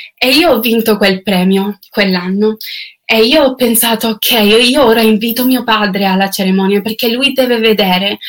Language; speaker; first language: Italian; non-native, fluent; English